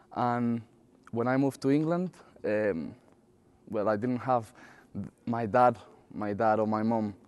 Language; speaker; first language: English; non-native, fluent; Spanish